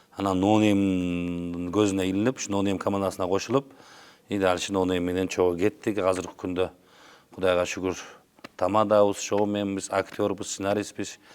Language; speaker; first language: Kyrgyz; non-native, local second language; Uzbek